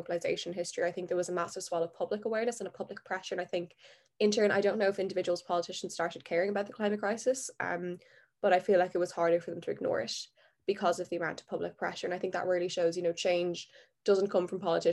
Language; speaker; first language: English; native; English